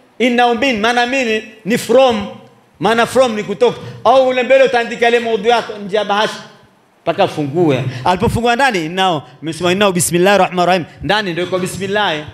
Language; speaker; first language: Swahili; native; Swahili